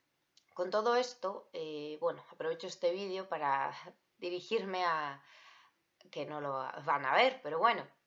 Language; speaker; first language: Spanish; native; Spanish